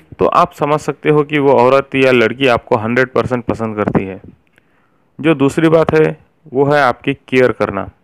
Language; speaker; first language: Hindi; native; Hindi